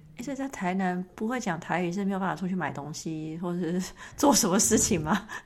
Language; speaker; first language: Chinese; native; Chinese